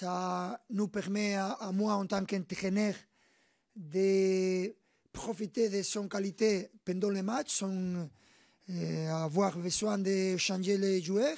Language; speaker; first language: French; non-native, fluent; Spanish